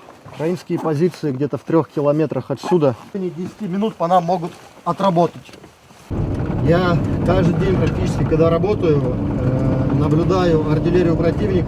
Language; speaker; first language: Russian; native; Russian